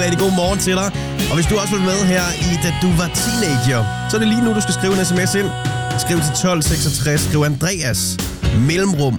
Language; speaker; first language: Danish; native; Danish